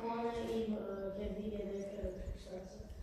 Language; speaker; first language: German; non-native, learner; Croatian